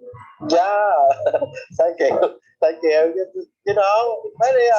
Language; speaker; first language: English; non-native, learner; Vietnamese